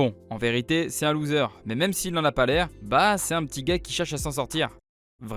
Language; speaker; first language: French; native; French